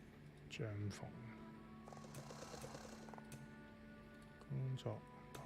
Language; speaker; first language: Chinese; native; Chinese